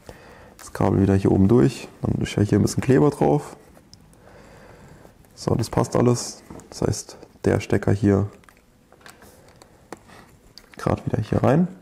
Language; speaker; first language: German; native; German